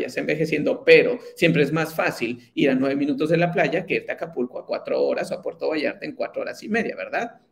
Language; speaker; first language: Spanish; native; Spanish